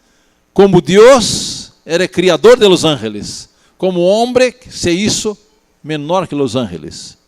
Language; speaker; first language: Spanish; non-native, learner; Portuguese